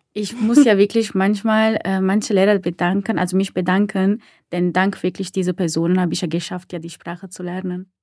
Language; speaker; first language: German; non-native, fluent; Italian